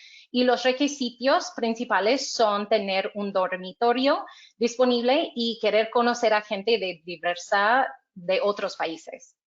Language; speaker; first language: Spanish; non-native, fluent; English